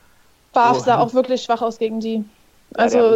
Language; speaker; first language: German; native; German